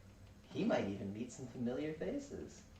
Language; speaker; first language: English; native; English